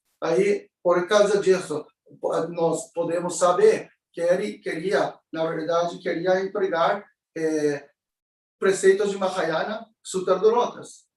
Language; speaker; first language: Portuguese; non-native, learner; Japanese